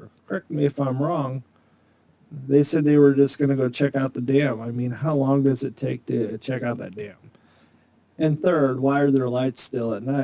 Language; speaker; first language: English; native; English